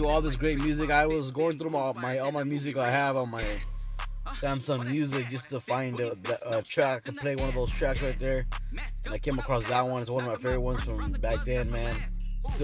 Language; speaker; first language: English; native; English